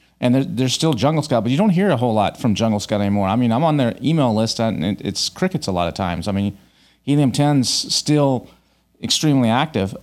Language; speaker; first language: English; native; English